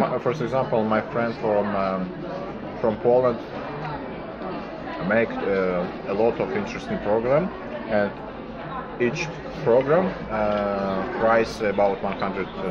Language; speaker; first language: English; non-native, learner; Russian